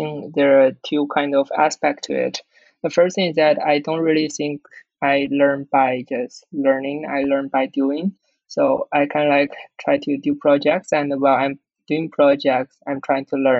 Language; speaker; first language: English; non-native, fluent; Chinese